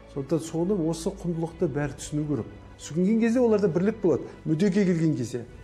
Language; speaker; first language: Kazakh; native; Kazakh